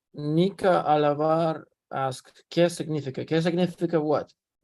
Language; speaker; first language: Spanish; non-native, learner; Russian